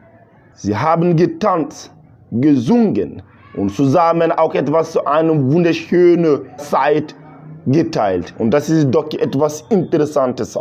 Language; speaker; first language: German; non-native, learner; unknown